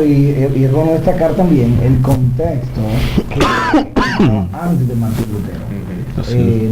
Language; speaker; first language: Spanish; native; Spanish